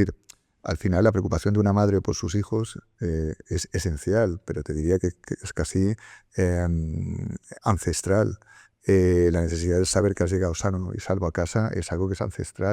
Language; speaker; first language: Spanish; native; Spanish